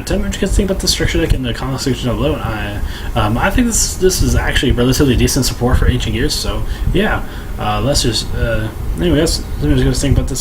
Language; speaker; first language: English; native; English